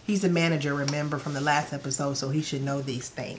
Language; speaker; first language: English; native; English